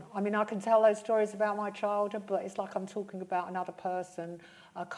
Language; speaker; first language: English; native; English